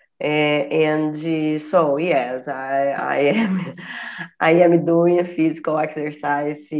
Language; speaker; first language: English; non-native, learner; Portuguese